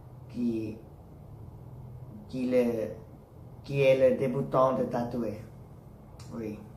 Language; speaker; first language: French; non-native, learner; Thai